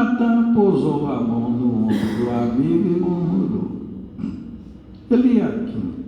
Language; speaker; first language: Portuguese; native; Portuguese